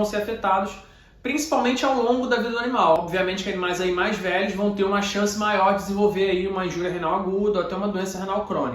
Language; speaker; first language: Portuguese; native; Portuguese